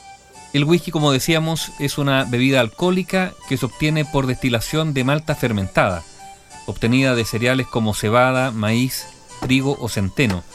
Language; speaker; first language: Spanish; native; Spanish